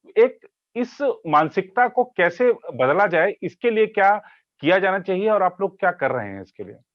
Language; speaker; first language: Hindi; native; Hindi